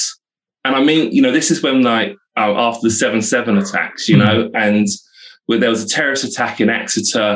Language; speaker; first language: English; native; English